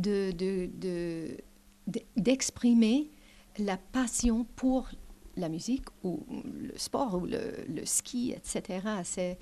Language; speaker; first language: French; non-native, learner; English